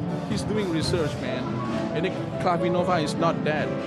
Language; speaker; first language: English; non-native, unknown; Indonesian